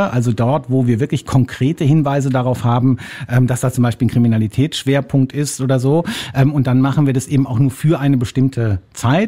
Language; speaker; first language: German; native; German